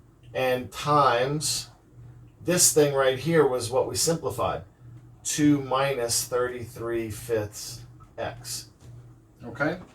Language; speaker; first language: English; native; English